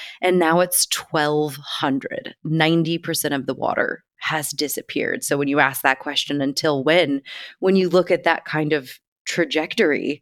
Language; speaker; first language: English; native; English